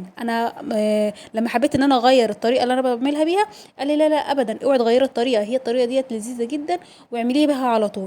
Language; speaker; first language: Arabic; native; Arabic